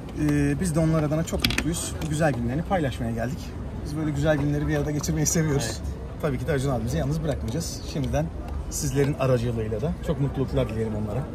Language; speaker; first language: Turkish; native; Turkish